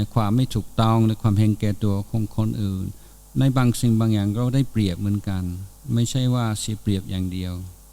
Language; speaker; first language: Thai; non-native, fluent; English